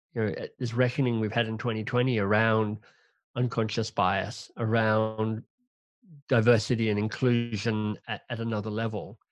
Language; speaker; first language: English; native; English